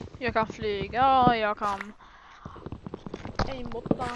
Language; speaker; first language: Swedish; native; Swedish